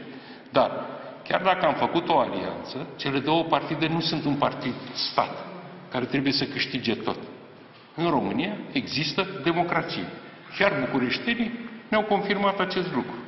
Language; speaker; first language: Romanian; native; Romanian